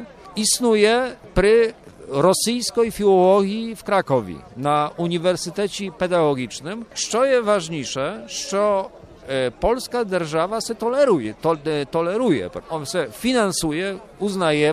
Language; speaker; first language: Ukrainian; early bilingual, heritage; Rusyn